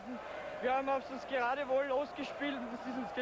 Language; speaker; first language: German; native; German